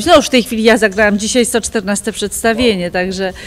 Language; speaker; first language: Polish; native; Polish